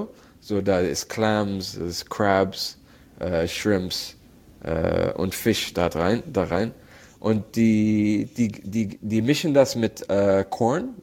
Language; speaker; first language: German; non-native, learner; Arabic